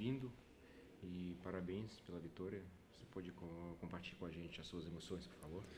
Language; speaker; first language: Portuguese; non-native, fluent; Russian